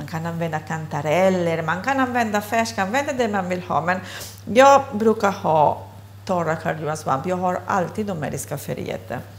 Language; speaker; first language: Swedish; non-native, fluent; Italian